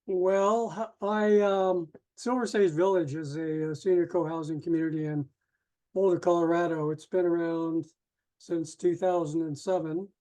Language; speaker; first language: English; native; English